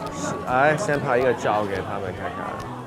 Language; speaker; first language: Chinese; non-native, local second language; Cantonese